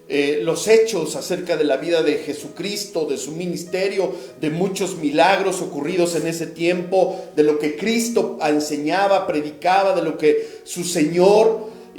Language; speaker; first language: Spanish; native; Spanish